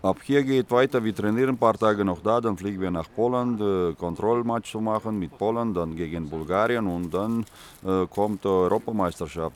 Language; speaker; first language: German; non-native, fluent; Russian